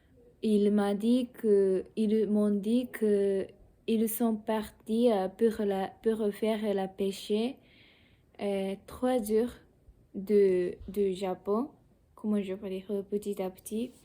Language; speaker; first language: French; non-native, learner; Japanese